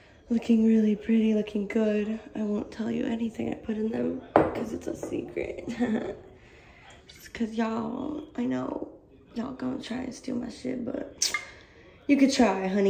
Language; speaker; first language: English; native; English